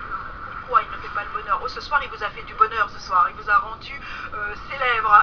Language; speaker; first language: French; native; French